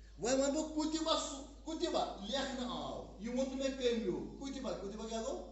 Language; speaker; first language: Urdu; non-native, local second language; Kashmiri